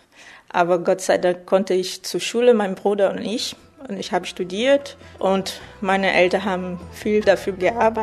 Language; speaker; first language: German; non-native, fluent; Portuguese